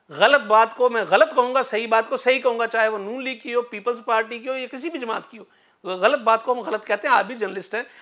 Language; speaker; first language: Urdu; non-native, local second language; Punjabi